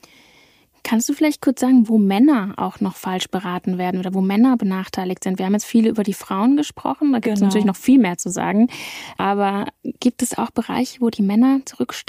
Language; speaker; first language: German; native; German